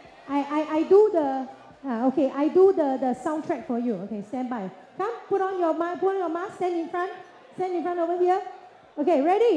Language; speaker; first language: English; non-native, local second language; Chinese